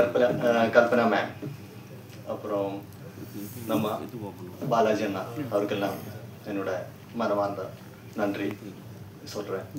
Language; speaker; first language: Tamil; non-native, fluent; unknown